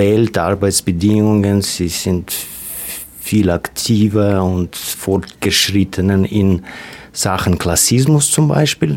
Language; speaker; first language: German; non-native, fluent; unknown